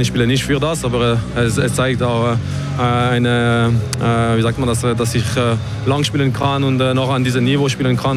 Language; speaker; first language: German; non-native, local second language; French